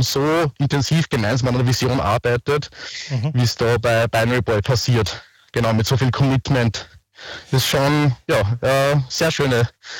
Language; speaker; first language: German; native; German